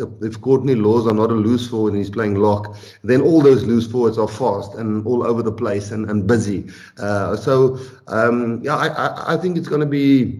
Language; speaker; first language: English; non-native, local second language; Afrikaans